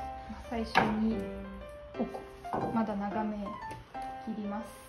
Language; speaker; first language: Japanese; non-native, learner; German